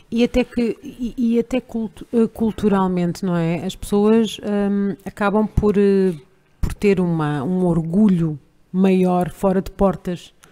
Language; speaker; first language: Portuguese; native; Portuguese